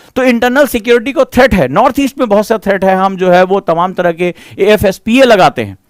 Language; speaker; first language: Hindi; native; Hindi